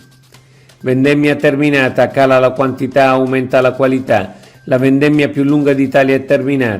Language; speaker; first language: Italian; native; Italian